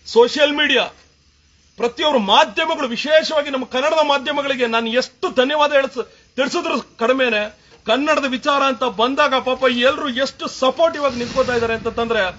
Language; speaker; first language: Kannada; native; Kannada